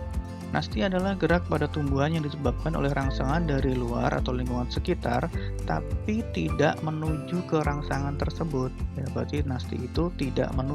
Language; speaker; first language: Indonesian; native; Indonesian